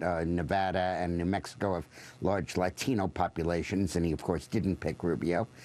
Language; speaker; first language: English; native; English